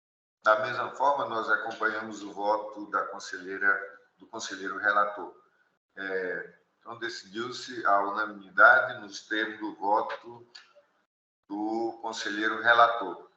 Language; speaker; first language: Portuguese; native; Portuguese